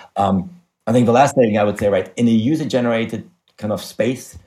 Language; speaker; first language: English; non-native, fluent; German